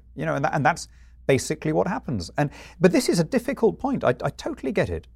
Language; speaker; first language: English; native; English